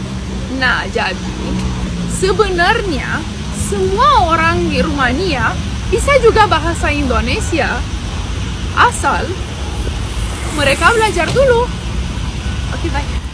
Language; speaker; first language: Indonesian; non-native, fluent; Romanian